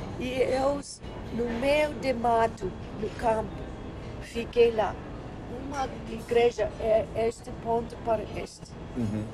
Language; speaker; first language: Portuguese; non-native, learner; English